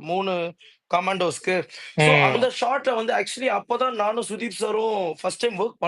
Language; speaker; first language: Tamil; native; Tamil